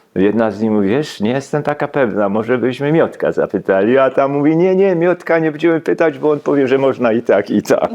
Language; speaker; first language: Polish; native; Polish